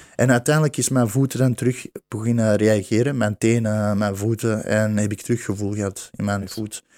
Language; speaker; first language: Dutch; early bilingual, other home language; Bosnian